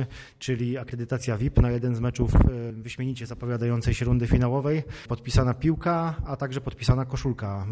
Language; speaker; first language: Polish; native; Polish